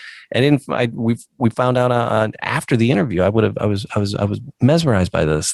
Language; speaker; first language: English; native; English